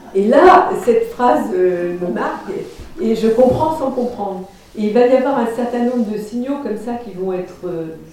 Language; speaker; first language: French; native; French